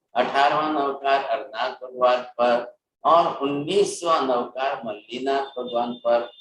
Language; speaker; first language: Hindi; non-native, local second language; Gujarati